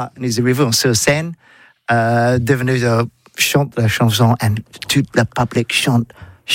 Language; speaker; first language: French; non-native, learner; English